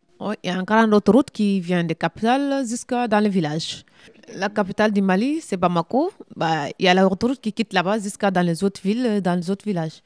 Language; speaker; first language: French; non-native, local second language; Fula